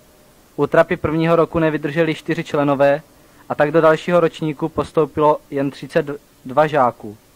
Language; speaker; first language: Czech; native; Czech